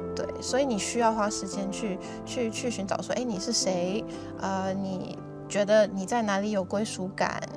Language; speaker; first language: Chinese; early bilingual, other home language; Russian